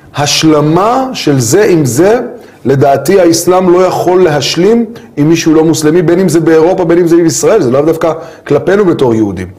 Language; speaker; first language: Hebrew; native; Hebrew